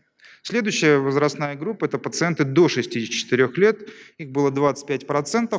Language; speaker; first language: Russian; native; Russian